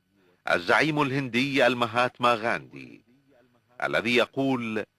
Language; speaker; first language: Arabic; native; Arabic